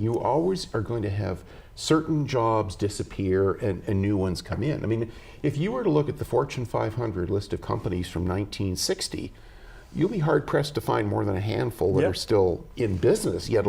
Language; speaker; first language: English; native; English